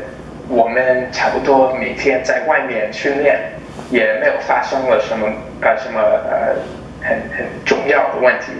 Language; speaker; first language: Chinese; non-native, fluent; English